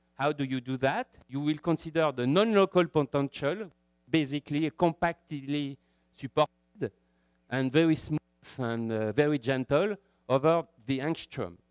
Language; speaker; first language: English; non-native, fluent; French